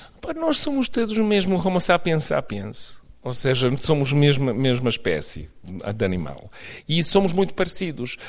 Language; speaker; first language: Portuguese; non-native, fluent; Serbian